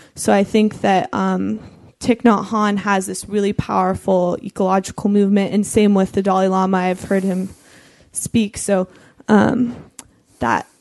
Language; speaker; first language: English; native; English